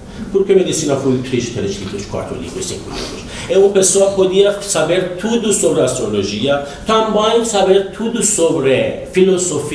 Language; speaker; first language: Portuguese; non-native, learner; Persian